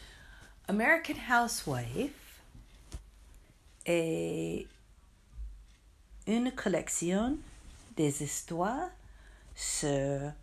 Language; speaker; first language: French; non-native, learner; English